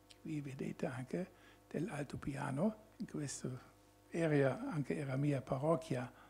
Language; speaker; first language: Italian; non-native, fluent; German